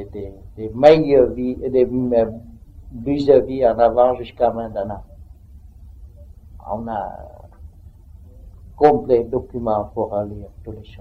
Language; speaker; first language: French; non-native, learner; Vietnamese